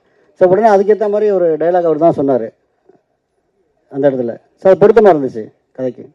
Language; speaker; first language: Tamil; native; Tamil